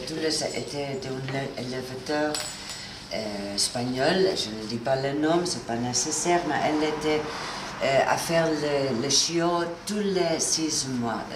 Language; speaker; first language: French; non-native, learner; Italian